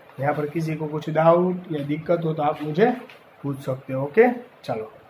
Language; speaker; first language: Hindi; non-native, local second language; Gujarati